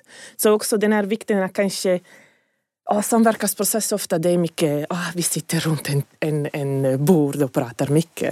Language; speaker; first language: Swedish; non-native, fluent; Italian